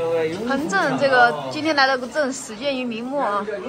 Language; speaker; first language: Chinese; native; Chinese